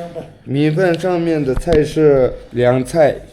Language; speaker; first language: Chinese; non-native, local second language; Tibetan